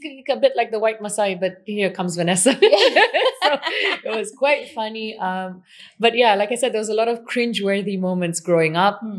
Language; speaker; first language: English; non-native, local second language; Swahili